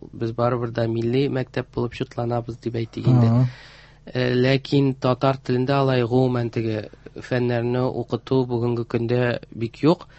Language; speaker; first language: Tatar; native; Tatar